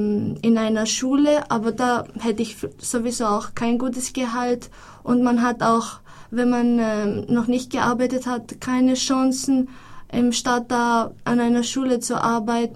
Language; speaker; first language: German; non-native, fluent; Greek